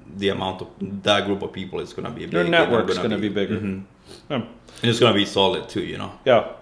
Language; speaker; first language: English; non-native, fluent; Spanish